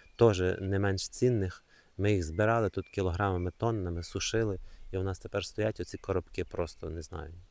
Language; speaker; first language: Ukrainian; native; Ukrainian